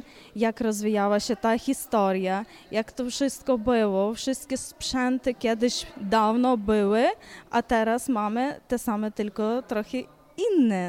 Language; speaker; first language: Ukrainian; non-native, local second language; Polish